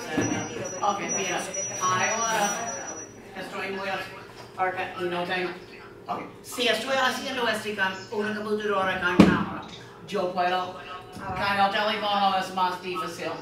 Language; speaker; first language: Spanish; non-native, fluent; English